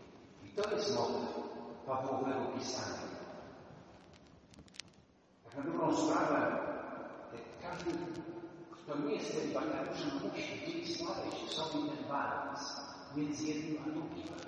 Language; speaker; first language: Polish; native; Polish